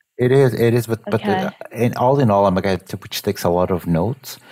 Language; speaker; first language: English; non-native, fluent; Portuguese